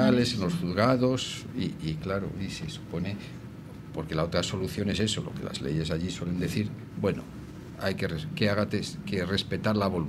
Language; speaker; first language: Spanish; native; Spanish